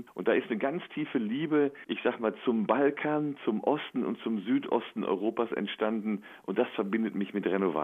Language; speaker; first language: German; native; German